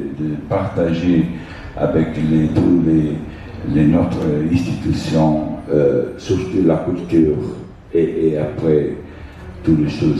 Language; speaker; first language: French; non-native, fluent; Italian